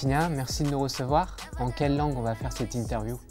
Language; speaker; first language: French; native; French